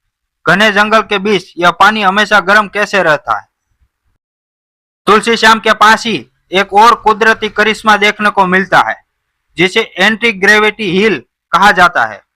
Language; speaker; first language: Hindi; non-native, local second language; Gujarati